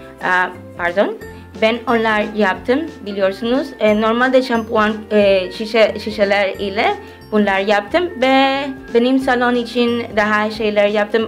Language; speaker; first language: Turkish; early bilingual, heritage; Turkish